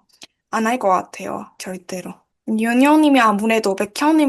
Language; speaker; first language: Korean; non-native, learner; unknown